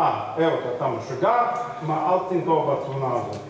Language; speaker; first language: Hebrew; non-native, fluent; English